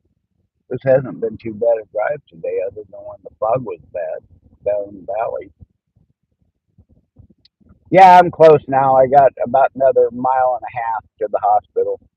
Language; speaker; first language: English; native; English